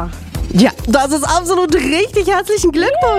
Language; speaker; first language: German; native; German